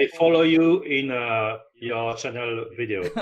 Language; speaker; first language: English; non-native, learner; French